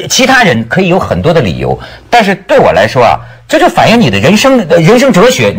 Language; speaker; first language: Chinese; native; Chinese